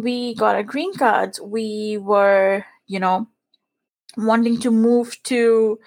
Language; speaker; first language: English; non-native, local second language; Punjabi